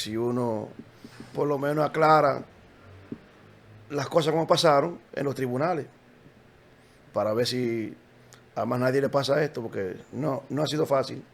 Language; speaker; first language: Spanish; native; Spanish